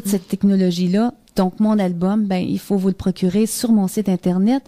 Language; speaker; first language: French; native; French